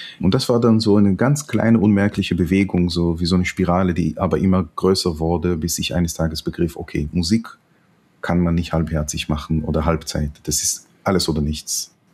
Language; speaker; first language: German; non-native, fluent; Hebrew